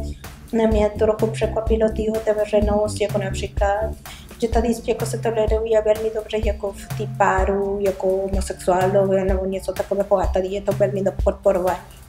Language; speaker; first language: Czech; non-native, learner; Spanish